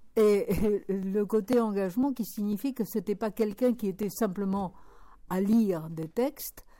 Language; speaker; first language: French; non-native, fluent; Spanish